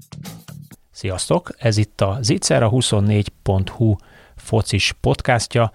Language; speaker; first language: Hungarian; native; Hungarian